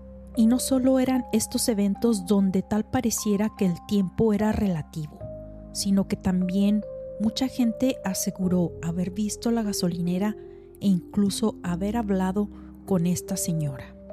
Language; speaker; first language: Spanish; native; Spanish